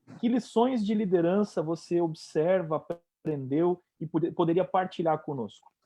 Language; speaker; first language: Portuguese; native; Portuguese